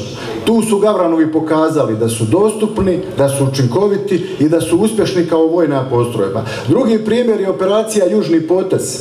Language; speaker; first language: Croatian; native; Croatian